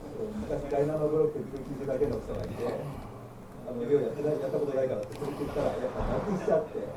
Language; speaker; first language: Japanese; native; Japanese